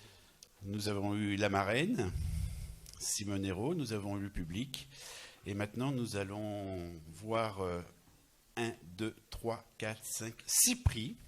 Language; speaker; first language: French; native; French